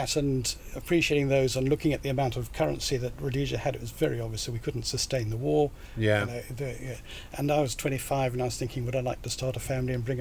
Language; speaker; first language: English; native; English